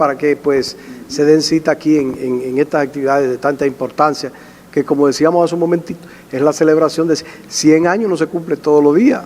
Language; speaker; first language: Spanish; native; Spanish